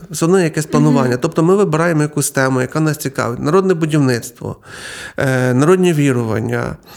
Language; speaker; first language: Ukrainian; native; Ukrainian